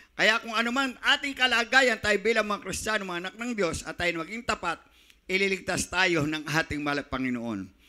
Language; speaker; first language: Filipino; native; Filipino